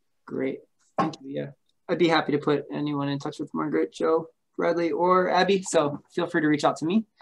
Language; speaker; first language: English; native; English